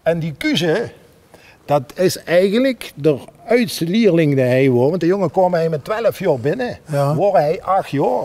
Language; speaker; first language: Dutch; native; Dutch